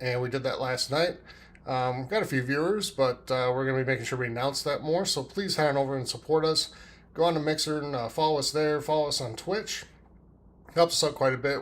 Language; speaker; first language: English; native; English